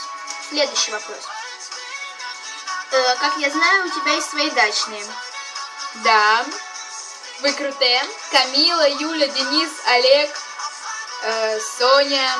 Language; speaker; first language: Russian; native; Russian